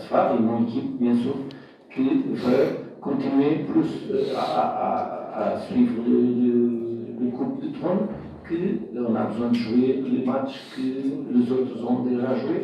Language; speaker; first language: French; non-native, fluent; Portuguese